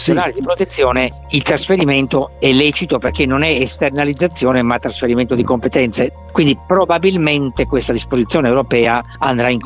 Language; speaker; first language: Italian; native; Italian